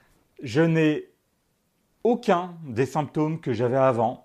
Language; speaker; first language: French; native; French